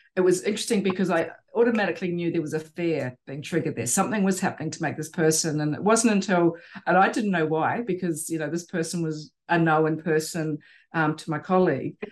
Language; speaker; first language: English; native; English